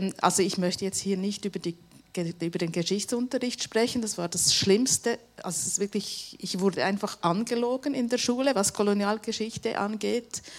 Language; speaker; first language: German; native; German